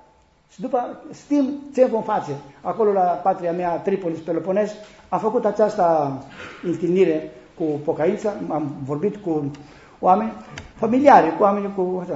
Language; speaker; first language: Romanian; non-native, learner; Greek